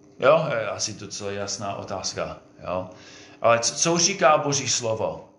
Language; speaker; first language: Czech; non-native, fluent; English